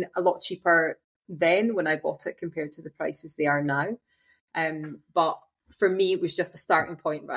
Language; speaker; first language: English; native; English